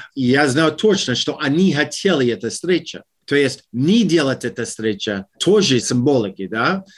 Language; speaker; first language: Russian; non-native, learner; English